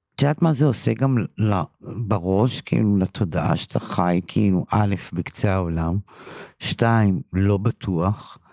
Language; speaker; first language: Hebrew; early bilingual, other home language; English